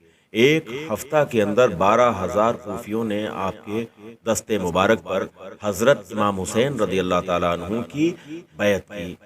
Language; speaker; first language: Urdu; native; Urdu